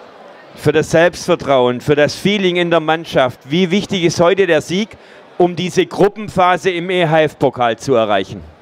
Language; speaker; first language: German; native; German